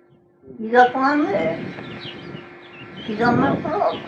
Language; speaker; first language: French; non-native, local second language; Basque